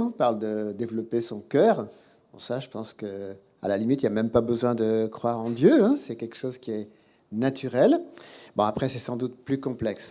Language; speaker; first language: French; native; French